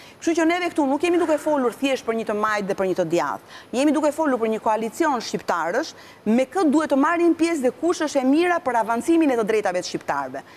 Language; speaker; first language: Albanian; native; Albanian